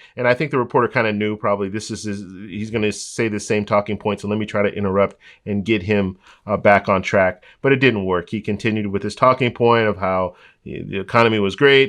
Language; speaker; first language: English; native; English